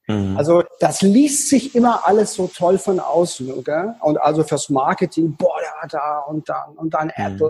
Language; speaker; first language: German; native; German